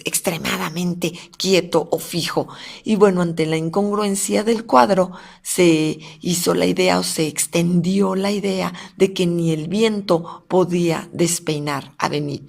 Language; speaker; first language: Spanish; native; Spanish